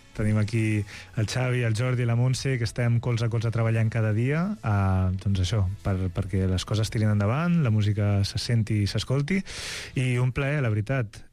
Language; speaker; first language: Catalan; native; Catalan